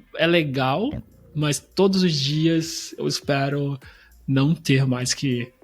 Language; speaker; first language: Portuguese; native; Portuguese